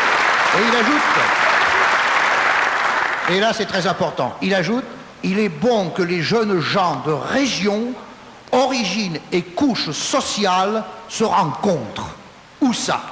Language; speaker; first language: French; native; French